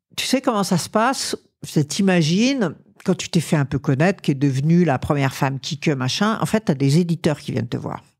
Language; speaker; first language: French; native; French